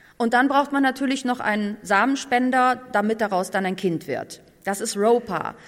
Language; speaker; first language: German; native; German